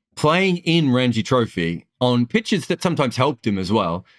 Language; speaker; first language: English; native; English